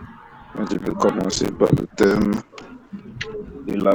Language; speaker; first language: French; non-native, learner; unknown